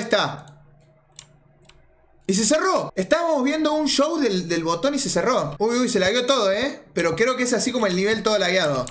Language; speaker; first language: Spanish; native; Spanish